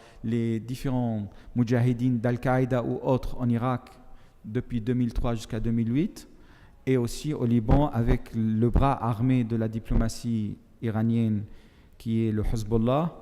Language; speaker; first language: French; non-native, fluent; Arabic